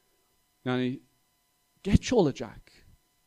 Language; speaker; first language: Turkish; non-native, fluent; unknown